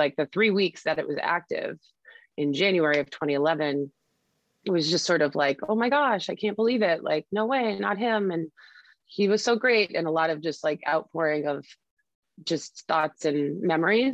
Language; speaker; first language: English; native; English